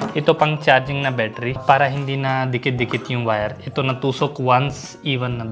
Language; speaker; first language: Filipino; non-native, learner; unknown